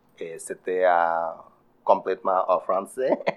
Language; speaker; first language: French; non-native, learner; Bangla